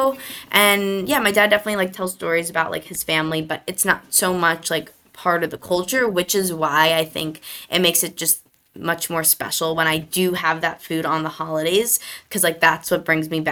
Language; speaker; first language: English; native; English